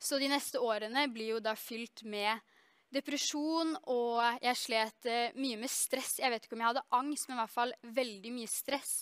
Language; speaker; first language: Norwegian; native; Norwegian